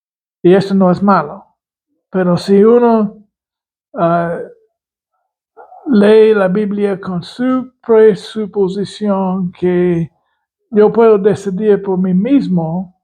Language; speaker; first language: Spanish; non-native, fluent; English